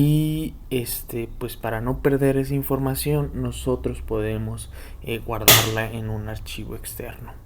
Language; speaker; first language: Spanish; native; Spanish